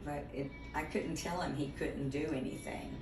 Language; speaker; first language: English; native; English